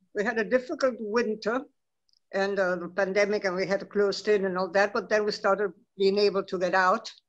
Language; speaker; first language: English; non-native, fluent; Spanish